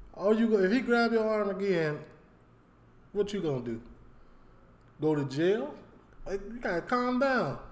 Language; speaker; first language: English; native; English